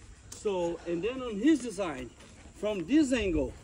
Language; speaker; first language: English; non-native, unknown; Portuguese